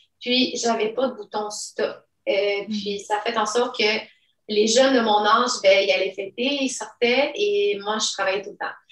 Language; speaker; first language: French; early bilingual, other home language; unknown